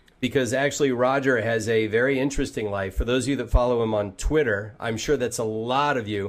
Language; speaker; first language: English; native; English